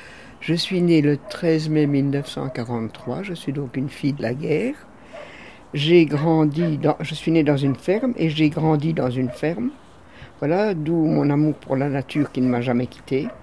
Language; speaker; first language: French; native; French